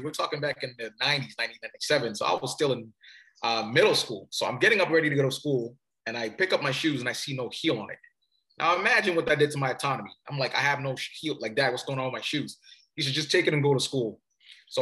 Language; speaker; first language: English; early bilingual, other home language; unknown